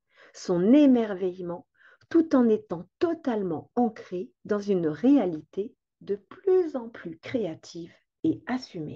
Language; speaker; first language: French; native; French